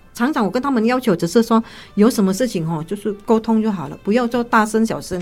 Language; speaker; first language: Chinese; non-native, fluent; Indonesian